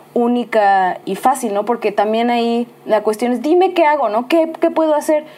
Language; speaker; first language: Spanish; native; Spanish